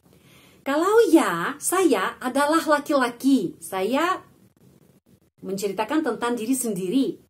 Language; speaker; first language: Indonesian; non-native, fluent; Russian